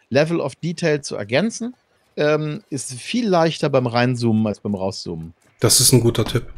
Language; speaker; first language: German; native; German